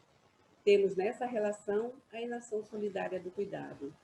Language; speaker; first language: Portuguese; native; Portuguese